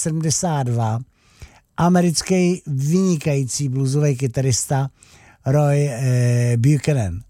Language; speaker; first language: Czech; native; Czech